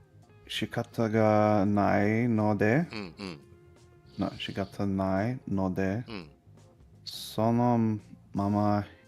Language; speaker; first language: Japanese; non-native, learner; English